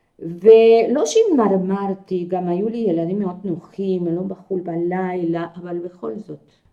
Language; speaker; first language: Hebrew; non-native, fluent; Spanish